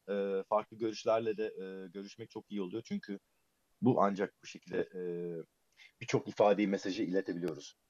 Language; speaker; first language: Turkish; early bilingual, heritage; Turkish